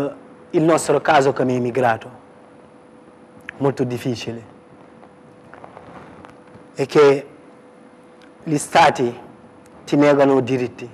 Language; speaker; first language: Italian; non-native, fluent; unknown